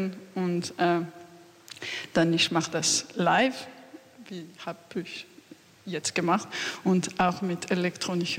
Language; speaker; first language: German; non-native, learner; French